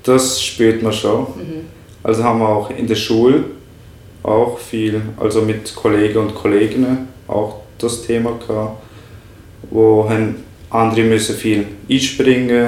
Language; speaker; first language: German; non-native, fluent; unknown